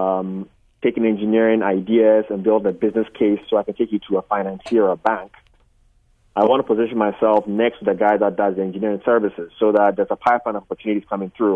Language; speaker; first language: English; non-native, local second language; Akan